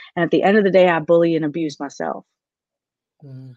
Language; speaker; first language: English; native; English